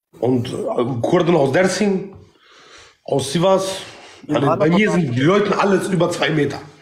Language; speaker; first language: German; non-native, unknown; Kurdish